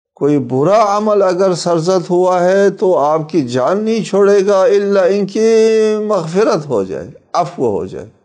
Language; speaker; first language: Urdu; non-native, local second language; Balti